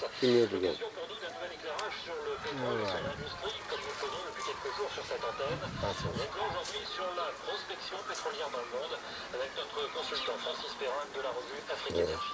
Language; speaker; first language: French; native; French